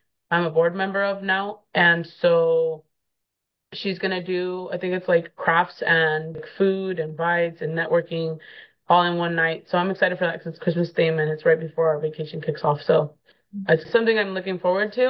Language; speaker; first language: English; early bilingual, other home language; Spanish